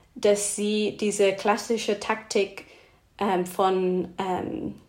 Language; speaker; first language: German; non-native, fluent; English